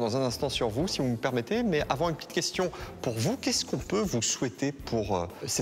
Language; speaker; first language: French; native; French